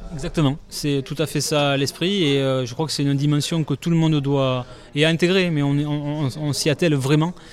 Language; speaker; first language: French; native; French